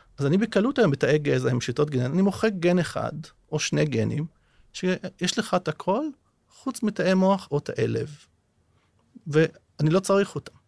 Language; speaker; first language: Hebrew; non-native, local second language; Arabic